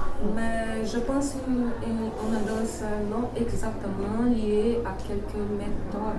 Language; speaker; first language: French; non-native, learner; Portuguese